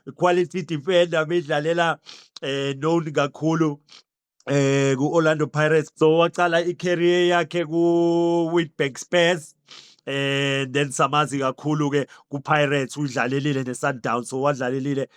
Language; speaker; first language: Zulu; native; Zulu